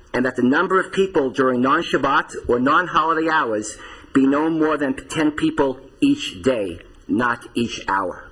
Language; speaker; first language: English; native; English